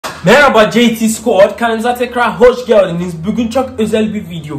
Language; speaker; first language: Turkish; non-native, learner; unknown